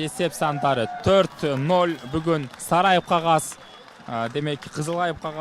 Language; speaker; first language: Kyrgyz; native; Kyrgyz